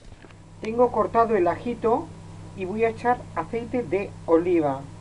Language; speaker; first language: Spanish; native; Spanish